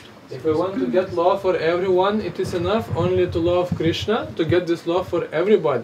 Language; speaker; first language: English; non-native, fluent; Lithuanian